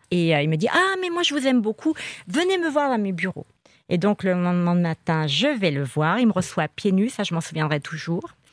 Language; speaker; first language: French; native; French